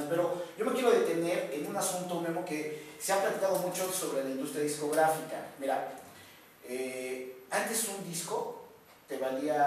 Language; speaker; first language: Spanish; native; Spanish